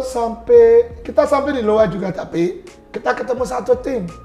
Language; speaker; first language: Indonesian; non-native, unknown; English